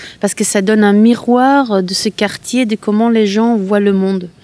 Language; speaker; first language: French; non-native, local second language; Dutch